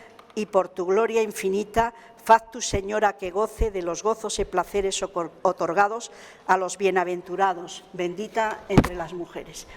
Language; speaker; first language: Spanish; native; Spanish